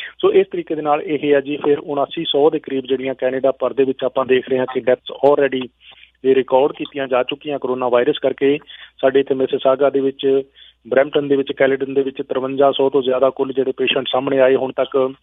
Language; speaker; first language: Punjabi; native; Punjabi